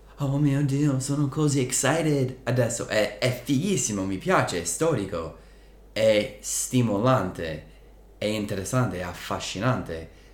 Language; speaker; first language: Italian; non-native, fluent; English